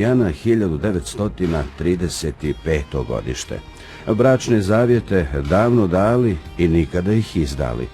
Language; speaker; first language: Bosnian; native; Bosnian